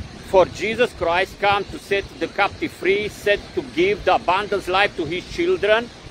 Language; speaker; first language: English; non-native, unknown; Romanian